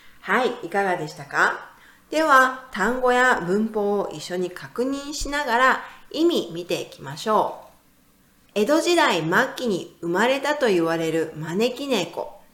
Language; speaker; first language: Japanese; native; Japanese